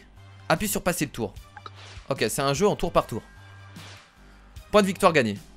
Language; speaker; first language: French; native; French